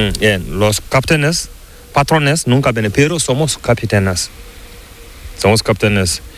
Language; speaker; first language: Spanish; non-native, learner; Fula